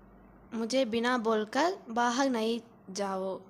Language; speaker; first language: Hindi; non-native, learner; Tamil